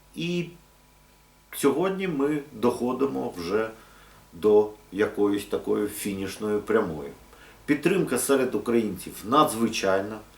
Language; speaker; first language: Ukrainian; non-native, local second language; Russian